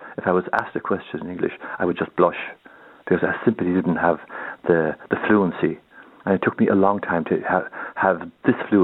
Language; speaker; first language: English; non-native, local second language; Irish